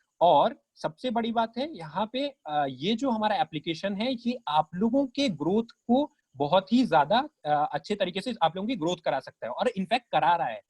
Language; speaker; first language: Hindi; native; Hindi